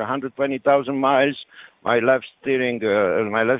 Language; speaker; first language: English; non-native, learner; French